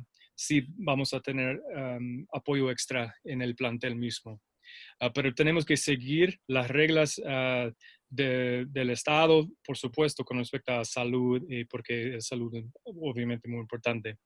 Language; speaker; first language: Spanish; non-native, fluent; English